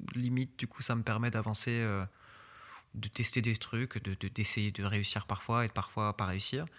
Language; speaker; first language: French; early bilingual, other home language; Persian